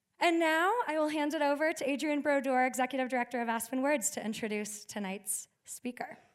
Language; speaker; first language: English; native; English